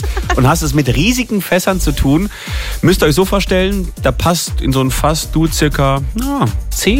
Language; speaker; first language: German; native; German